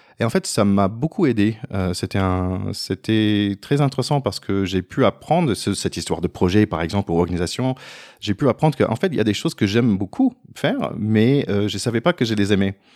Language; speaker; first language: French; non-native, fluent; English